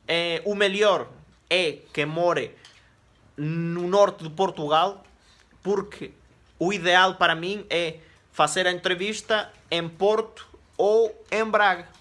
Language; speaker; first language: Portuguese; non-native, fluent; Spanish